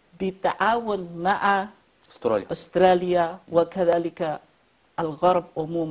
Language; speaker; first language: Arabic; non-native, fluent; Indonesian